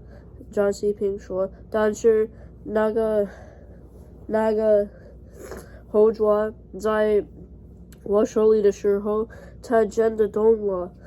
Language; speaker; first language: Chinese; non-native, learner; English